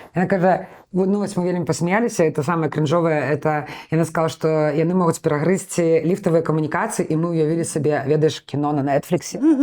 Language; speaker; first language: Belarusian; non-native, local second language; Russian